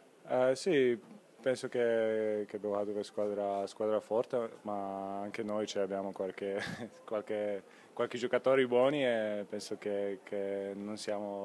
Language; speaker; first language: Italian; non-native, fluent; Polish